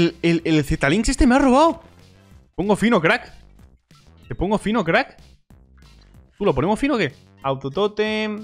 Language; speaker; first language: Spanish; native; Spanish